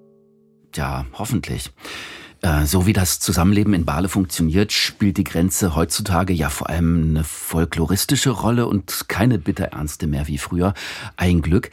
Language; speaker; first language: German; native; German